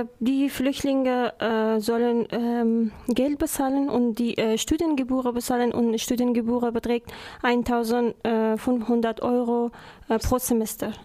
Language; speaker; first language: German; non-native, learner; Persian